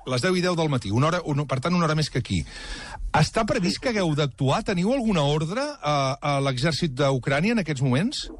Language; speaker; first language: Catalan; native; Catalan